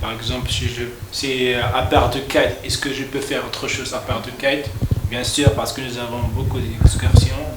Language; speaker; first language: French; non-native, learner; Malagasy